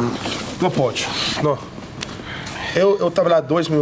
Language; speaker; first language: Portuguese; non-native, learner; English